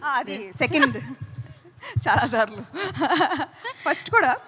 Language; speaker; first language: Telugu; non-native, fluent; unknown